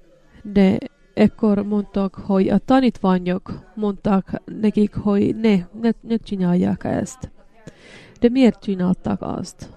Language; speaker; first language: Hungarian; non-native, learner; Finnish